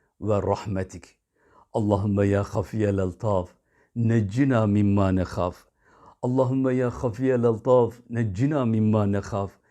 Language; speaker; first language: Arabic; non-native, fluent; Turkish